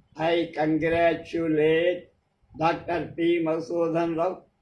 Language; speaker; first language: English; non-native, local second language; Telugu